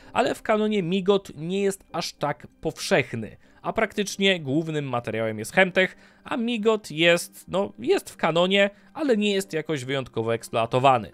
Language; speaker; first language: Polish; native; Polish